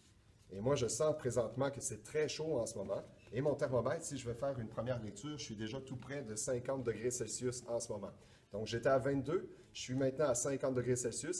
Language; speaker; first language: French; native; French